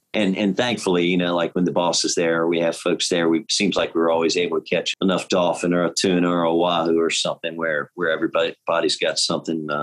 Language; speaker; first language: English; native; English